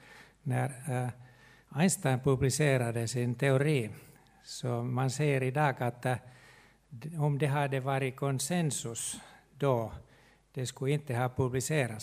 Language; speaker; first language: Swedish; non-native, local second language; Finnish